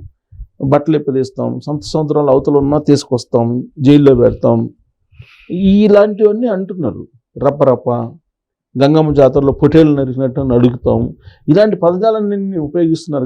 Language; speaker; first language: Telugu; native; Telugu